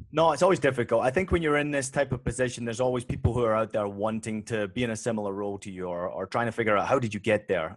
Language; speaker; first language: English; native; English